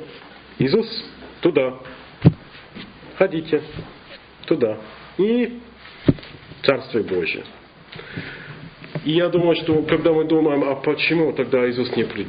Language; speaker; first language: Russian; non-native, fluent; English